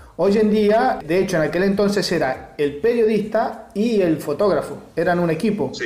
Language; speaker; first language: Spanish; native; Spanish